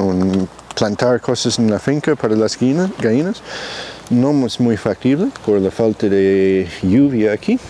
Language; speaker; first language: Spanish; non-native, fluent; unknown